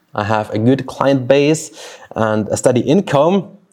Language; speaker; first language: English; non-native, fluent; Swiss German